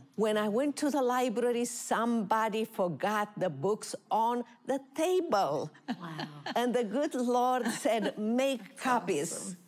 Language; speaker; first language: English; non-native, fluent; Romanian